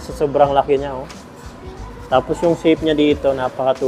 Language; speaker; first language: Filipino; native; Filipino